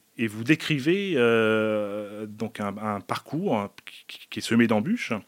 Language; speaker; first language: French; native; French